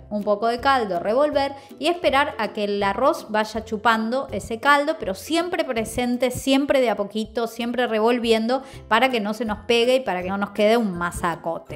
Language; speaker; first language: Spanish; native; Spanish